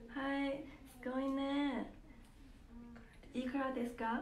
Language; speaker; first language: Japanese; non-native, learner; Chinese